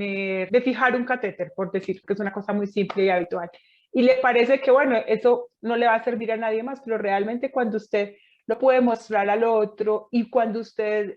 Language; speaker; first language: Spanish; native; Spanish